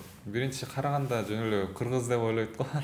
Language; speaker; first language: Kyrgyz; early bilingual, other home language; Korean